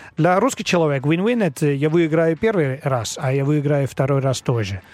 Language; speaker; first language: Russian; non-native, learner; Dutch